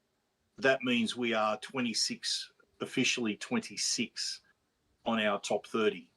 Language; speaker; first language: English; native; English